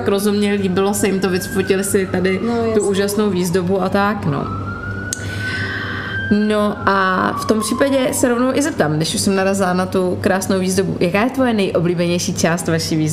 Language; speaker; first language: Czech; native; Czech